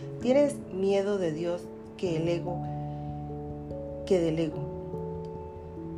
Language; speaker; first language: Spanish; native; Spanish